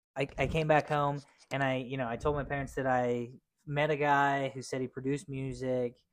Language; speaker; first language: English; native; English